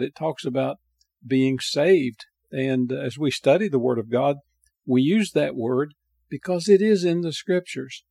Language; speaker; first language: English; native; English